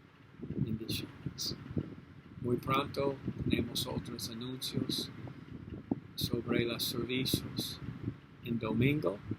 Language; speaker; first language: Spanish; non-native, learner; English